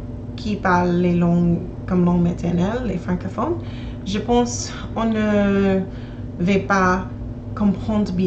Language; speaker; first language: French; non-native, learner; English